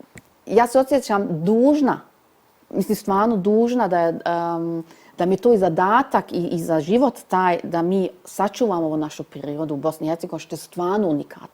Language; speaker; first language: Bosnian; early bilingual, heritage; Bosnian